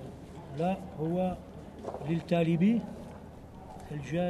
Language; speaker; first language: Arabic; non-native, learner; French